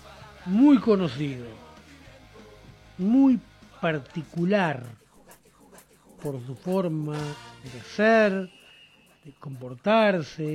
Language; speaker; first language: Spanish; native; Spanish